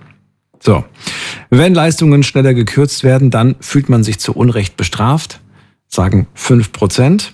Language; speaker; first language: German; native; German